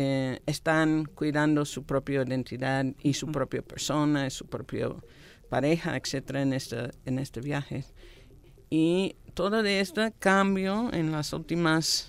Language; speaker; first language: Spanish; non-native, fluent; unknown